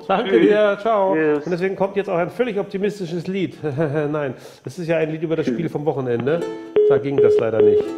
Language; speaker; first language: German; native; German